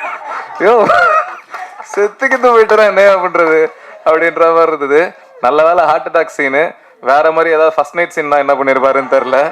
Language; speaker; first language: Tamil; native; Tamil